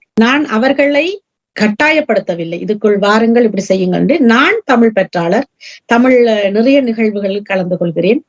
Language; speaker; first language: Tamil; early bilingual, heritage; Tamil